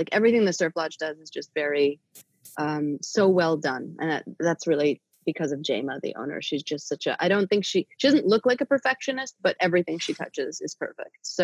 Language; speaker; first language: English; native; English